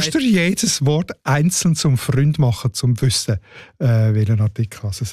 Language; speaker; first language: German; native; German